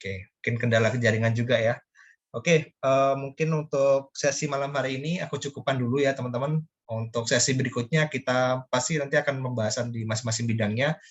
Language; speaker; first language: Indonesian; native; Indonesian